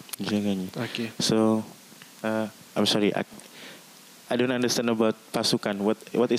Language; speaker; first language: English; non-native, learner; Indonesian